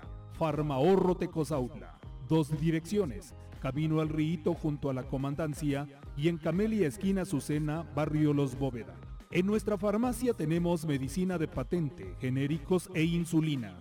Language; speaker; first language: Spanish; native; Spanish